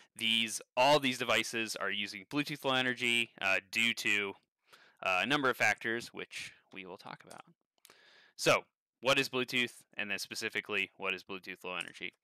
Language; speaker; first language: English; native; English